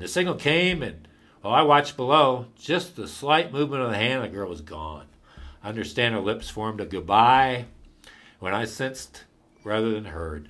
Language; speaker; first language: English; native; English